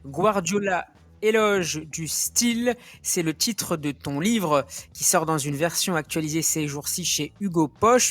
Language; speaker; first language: French; native; French